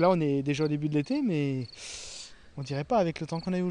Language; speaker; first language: French; native; French